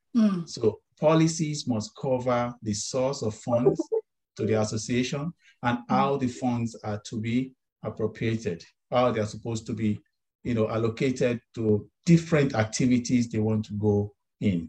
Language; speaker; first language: English; non-native, local second language; Yoruba